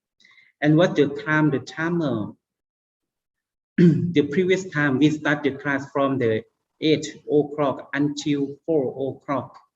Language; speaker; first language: English; non-native, learner; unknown